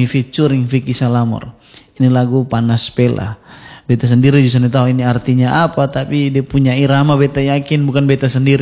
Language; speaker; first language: Indonesian; non-native, local second language; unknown